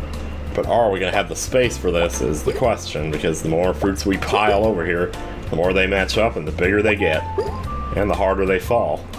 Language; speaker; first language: English; native; English